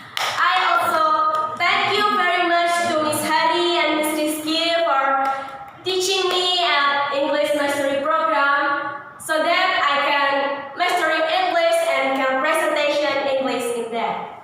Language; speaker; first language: English; non-native, learner; Indonesian